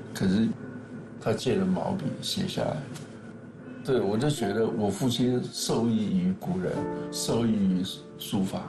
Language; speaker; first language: Chinese; native; Chinese